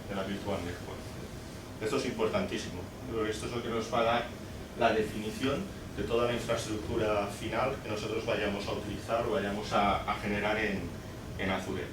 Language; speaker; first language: Spanish; native; Spanish